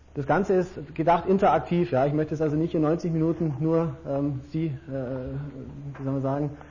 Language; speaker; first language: German; native; German